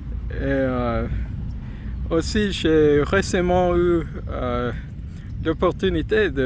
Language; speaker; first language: French; non-native, fluent; English